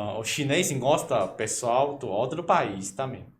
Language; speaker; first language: Portuguese; non-native, learner; Cantonese